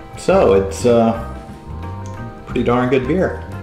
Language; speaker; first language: English; native; English